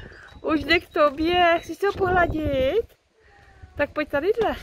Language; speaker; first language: Czech; native; Czech